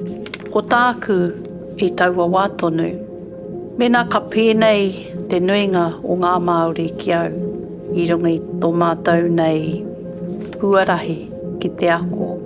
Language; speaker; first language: Māori; non-native, local second language; English